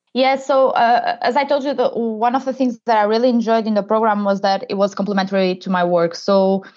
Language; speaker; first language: English; non-native, fluent; Portuguese